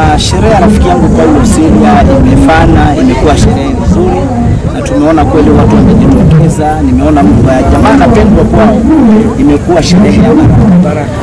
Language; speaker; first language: Swahili; non-native, local second language; Luo (Kenya and Tanzania)